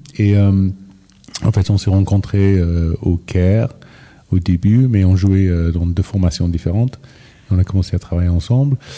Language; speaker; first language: French; non-native, fluent; English